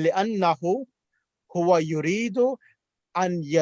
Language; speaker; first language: Arabic; non-native, fluent; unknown